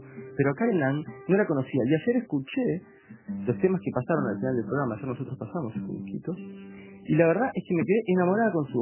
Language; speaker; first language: Spanish; native; Spanish